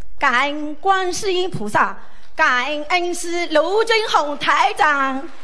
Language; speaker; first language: Chinese; native; Chinese